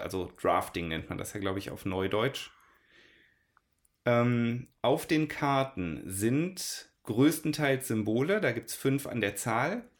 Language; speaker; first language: German; native; German